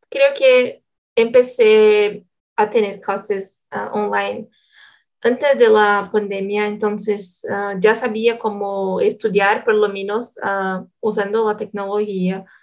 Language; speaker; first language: Spanish; non-native, learner; Portuguese